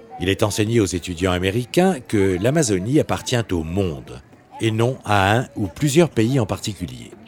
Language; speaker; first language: French; native; French